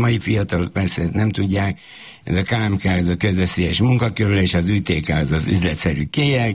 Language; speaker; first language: Hungarian; native; Hungarian